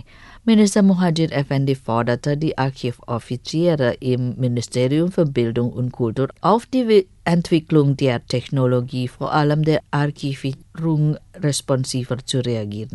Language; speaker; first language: German; non-native, fluent; Indonesian